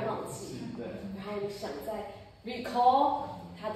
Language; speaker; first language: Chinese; non-native, fluent; English